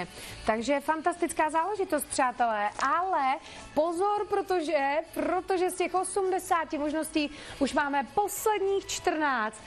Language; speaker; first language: Czech; native; Czech